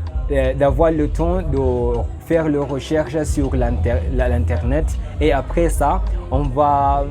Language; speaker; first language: French; non-native, learner; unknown